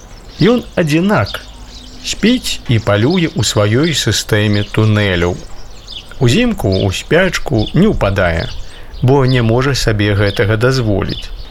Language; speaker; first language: Belarusian; native; Belarusian